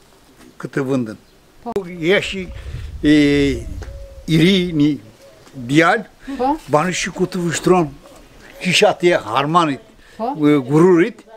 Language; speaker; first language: Albanian; early bilingual, heritage; Albanian